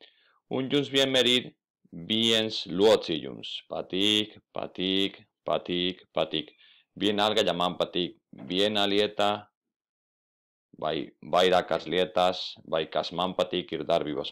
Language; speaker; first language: Latvian; non-native, fluent; Spanish